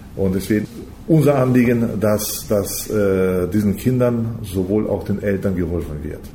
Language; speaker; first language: German; early bilingual, heritage; German